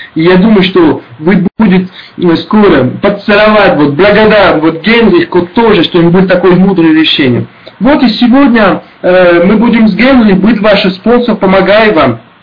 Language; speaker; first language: Russian; non-native, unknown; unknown